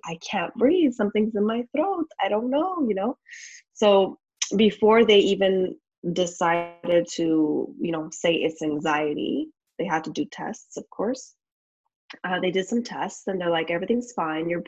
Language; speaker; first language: English; native; English